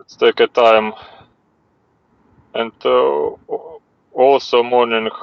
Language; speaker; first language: English; non-native, learner; Russian